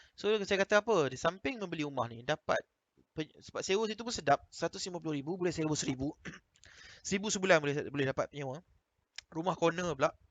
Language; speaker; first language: Malay; native; Malay